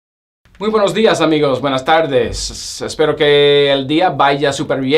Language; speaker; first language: Spanish; non-native, fluent; English